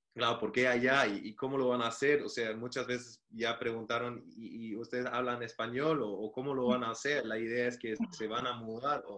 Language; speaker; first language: Spanish; non-native, fluent; German